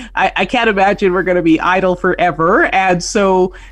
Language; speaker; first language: English; native; English